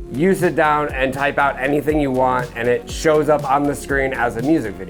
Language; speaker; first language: English; native; English